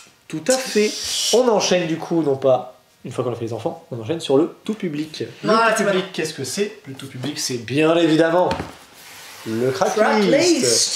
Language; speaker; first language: French; native; French